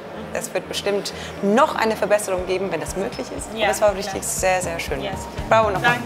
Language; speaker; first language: German; non-native, fluent; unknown